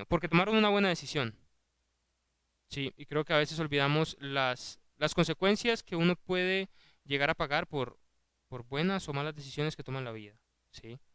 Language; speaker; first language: Spanish; native; Spanish